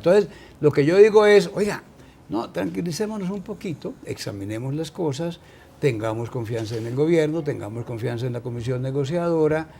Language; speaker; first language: Spanish; native; Spanish